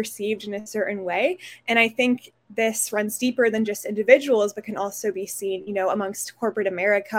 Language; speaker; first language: English; native; English